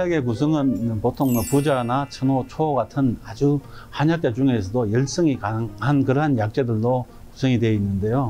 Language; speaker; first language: Korean; native; Korean